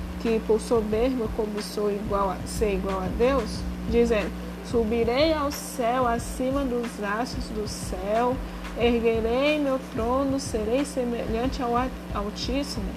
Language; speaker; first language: Portuguese; native; Portuguese